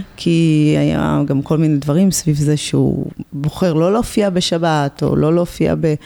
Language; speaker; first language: Hebrew; native; Hebrew